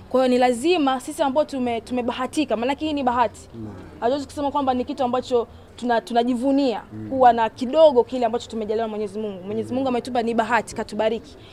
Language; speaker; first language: Swahili; native; Swahili